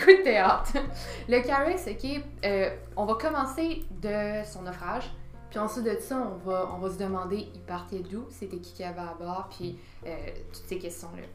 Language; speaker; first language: French; native; French